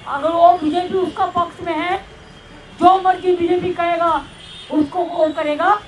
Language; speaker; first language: Hindi; non-native, local second language; Bangla